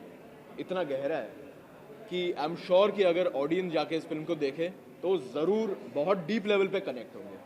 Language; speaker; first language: Hindi; native; Hindi